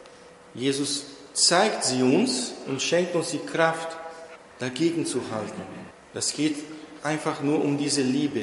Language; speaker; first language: German; non-native, fluent; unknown